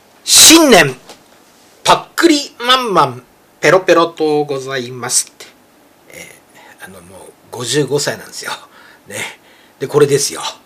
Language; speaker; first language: Japanese; native; Japanese